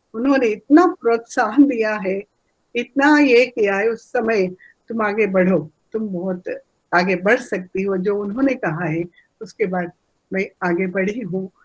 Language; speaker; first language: Hindi; non-native, local second language; Telugu